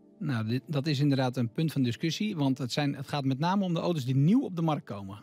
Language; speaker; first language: Dutch; native; Dutch